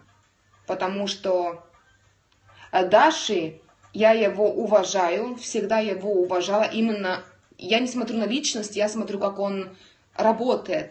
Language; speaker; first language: Russian; non-native, learner; Estonian